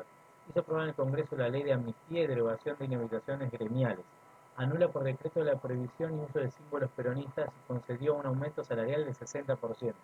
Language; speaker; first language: Spanish; native; Spanish